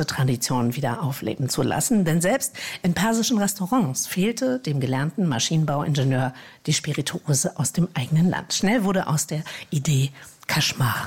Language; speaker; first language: German; native; German